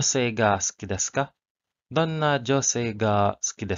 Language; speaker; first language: Japanese; non-native, learner; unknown